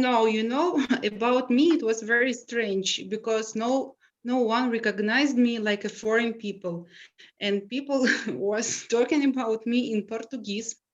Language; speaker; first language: English; non-native, learner; Russian